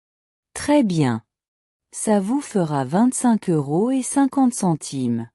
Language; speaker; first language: French; non-native, local second language; Arabic